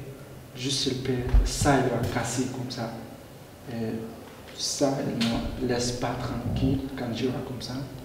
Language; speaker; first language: French; non-native, learner; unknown